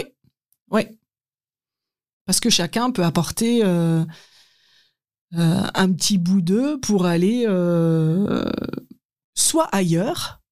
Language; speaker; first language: French; native; French